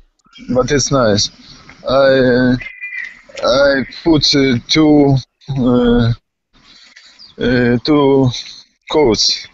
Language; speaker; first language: English; non-native, learner; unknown